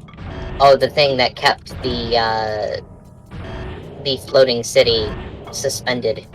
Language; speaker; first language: English; native; English